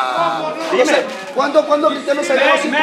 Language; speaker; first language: Spanish; native; Spanish